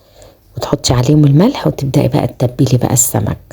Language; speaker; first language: Arabic; native; Arabic